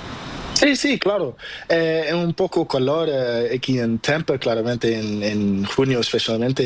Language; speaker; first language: Spanish; non-native, learner; Portuguese